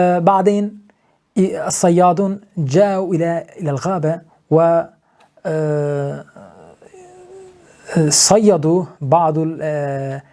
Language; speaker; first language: Arabic; non-native, fluent; Turkish